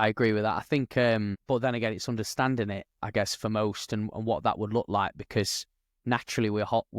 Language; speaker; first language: English; native; English